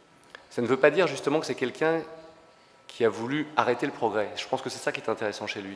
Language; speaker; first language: French; native; French